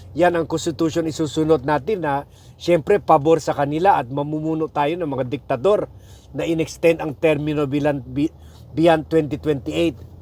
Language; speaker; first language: Filipino; native; Filipino